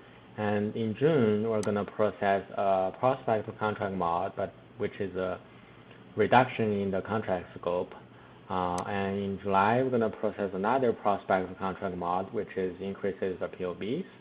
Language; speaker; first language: English; non-native, fluent; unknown